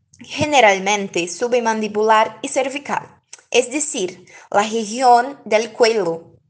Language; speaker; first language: Spanish; non-native, learner; Portuguese